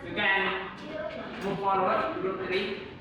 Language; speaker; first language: English; non-native, learner; Indonesian